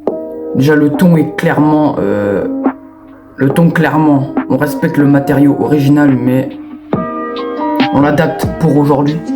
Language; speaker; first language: French; native; French